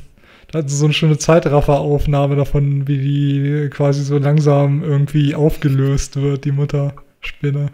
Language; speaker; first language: German; native; German